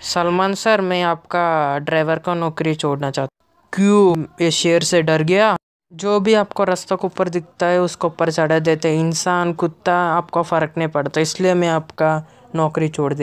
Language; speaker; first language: Hindi; native; Hindi